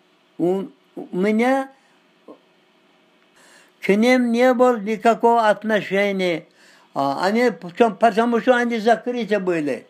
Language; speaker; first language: Russian; non-native, local second language; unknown